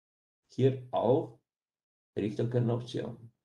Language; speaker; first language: German; non-native, fluent; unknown